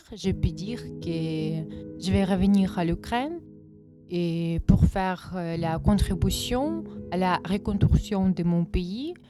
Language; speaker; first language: French; non-native, fluent; Ukrainian